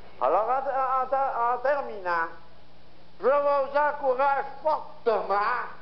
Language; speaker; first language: French; native; French